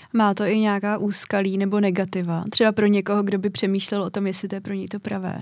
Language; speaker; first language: Czech; native; Czech